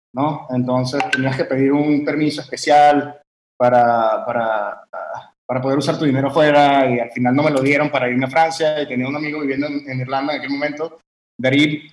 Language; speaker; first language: Spanish; early bilingual, heritage; French